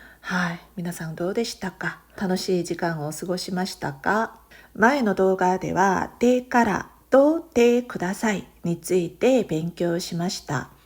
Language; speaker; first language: Japanese; non-native, fluent; Korean